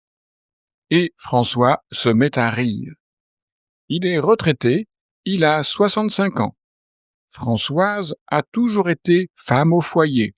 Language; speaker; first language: French; native; French